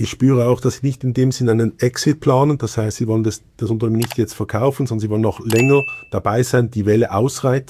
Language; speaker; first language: German; native; German